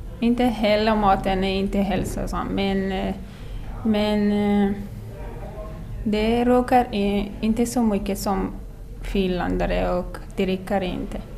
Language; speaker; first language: Swedish; non-native, learner; Persian